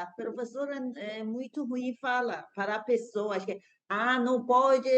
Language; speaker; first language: Portuguese; non-native, learner; Persian